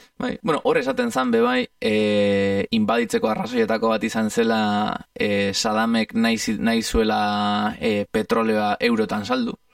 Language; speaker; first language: Basque; native; Basque